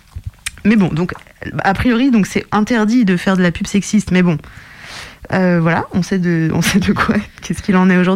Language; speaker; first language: French; native; French